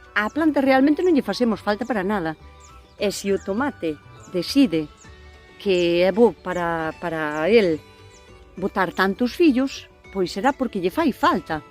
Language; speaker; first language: Galician; native; Galician